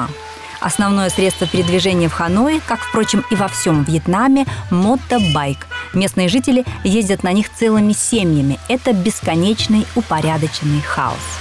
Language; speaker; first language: Russian; native; Russian